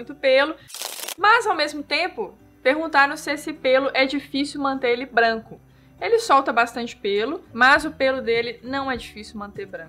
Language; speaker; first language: Portuguese; native; Portuguese